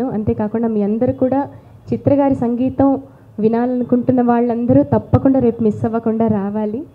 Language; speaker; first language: Telugu; native; Telugu